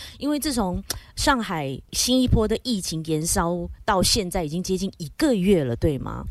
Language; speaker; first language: Chinese; native; Chinese